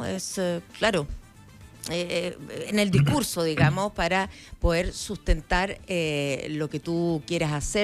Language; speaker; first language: Spanish; native; Spanish